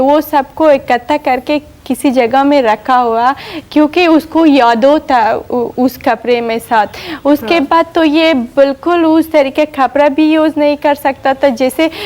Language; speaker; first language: Hindi; non-native, learner; Persian